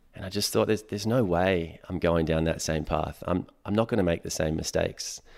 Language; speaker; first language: English; native; English